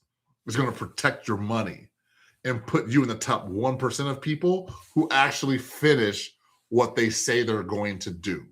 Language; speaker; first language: English; native; English